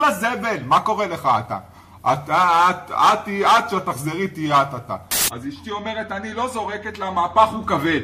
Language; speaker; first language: Hebrew; native; Hebrew